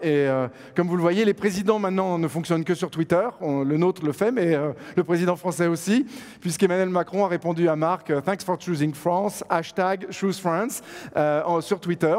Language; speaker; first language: French; native; French